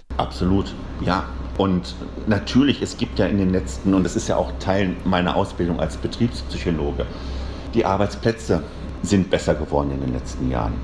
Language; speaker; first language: German; native; German